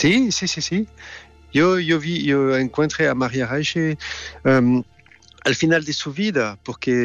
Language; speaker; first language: Spanish; non-native, learner; French